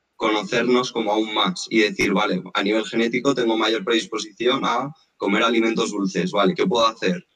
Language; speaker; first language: Spanish; native; Spanish